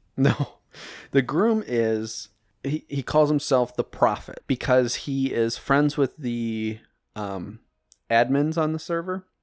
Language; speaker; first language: English; native; English